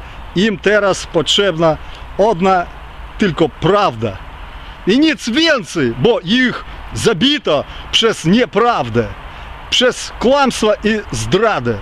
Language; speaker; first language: Polish; early bilingual, heritage; Ukrainian